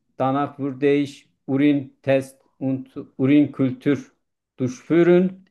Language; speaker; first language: German; non-native, learner; Turkish